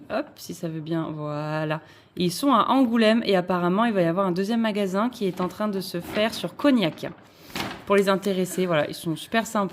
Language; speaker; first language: French; native; French